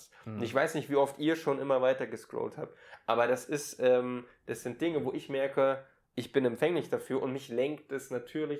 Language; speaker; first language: German; native; German